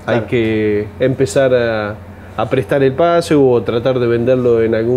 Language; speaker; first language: Spanish; native; Spanish